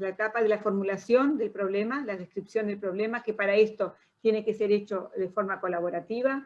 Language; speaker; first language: Spanish; non-native, fluent; Portuguese